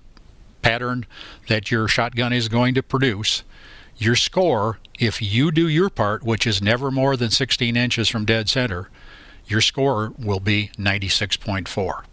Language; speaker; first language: English; native; English